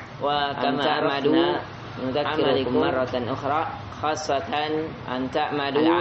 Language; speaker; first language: Arabic; non-native, fluent; Indonesian